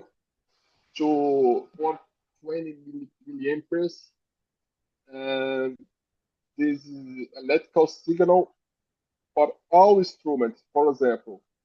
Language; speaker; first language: English; non-native, learner; Portuguese